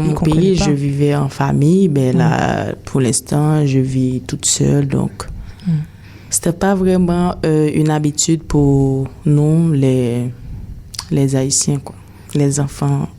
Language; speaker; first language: French; non-native, local second language; Haitian Creole